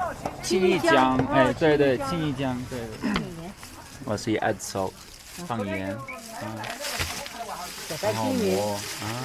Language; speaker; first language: Chinese; non-native, learner; English